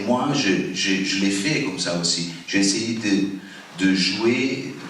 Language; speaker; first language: French; non-native, fluent; Italian